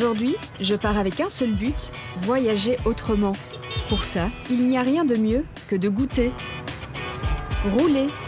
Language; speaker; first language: French; native; French